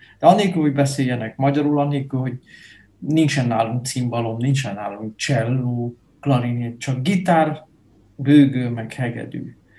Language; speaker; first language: Hungarian; non-native, fluent; Dutch